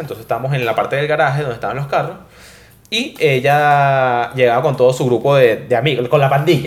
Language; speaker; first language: Spanish; native; Spanish